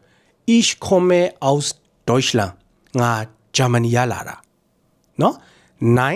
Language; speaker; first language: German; non-native, fluent; Burmese